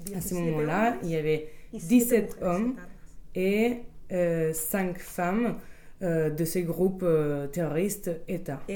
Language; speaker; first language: French; non-native, fluent; Spanish